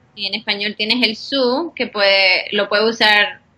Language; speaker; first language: Spanish; non-native, fluent; English